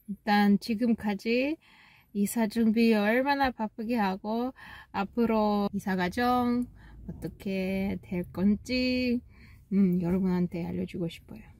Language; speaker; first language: Korean; non-native, fluent; Russian